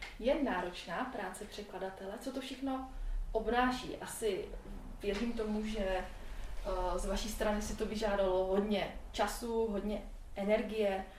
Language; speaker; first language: Czech; native; Czech